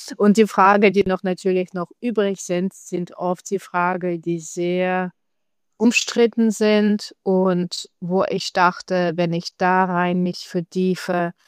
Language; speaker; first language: German; non-native, learner; Russian